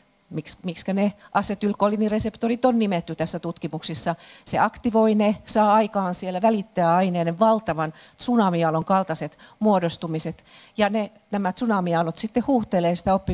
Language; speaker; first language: Finnish; native; Finnish